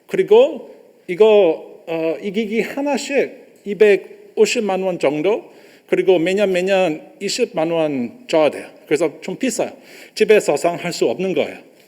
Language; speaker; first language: Korean; non-native, learner; English